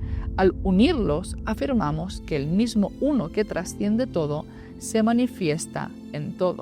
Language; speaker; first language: Spanish; native; Spanish